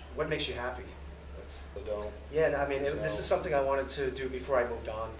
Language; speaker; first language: English; native; English